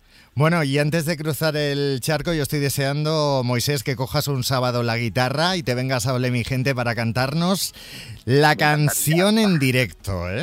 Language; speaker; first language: Spanish; native; Spanish